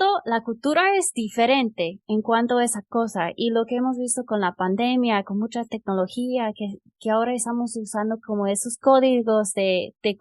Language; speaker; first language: Spanish; non-native, fluent; English